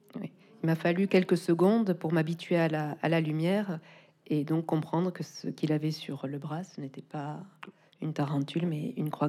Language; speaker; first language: French; native; French